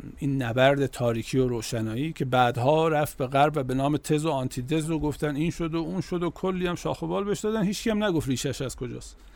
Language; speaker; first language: Persian; native; Persian